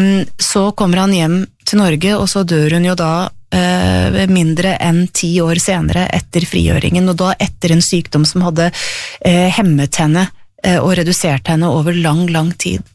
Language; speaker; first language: Norwegian; native; Norwegian